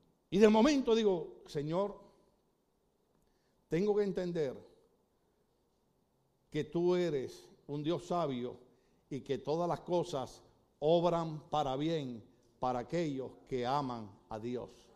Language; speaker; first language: Spanish; native; Spanish